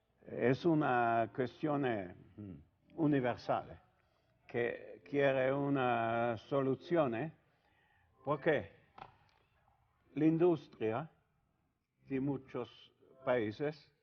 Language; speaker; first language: Spanish; non-native, learner; Italian